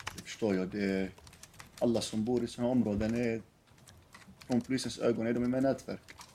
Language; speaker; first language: Swedish; early bilingual, other home language; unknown